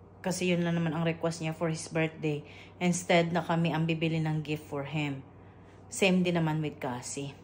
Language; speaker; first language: Filipino; native; Filipino